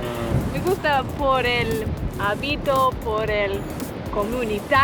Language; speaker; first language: Spanish; non-native, learner; English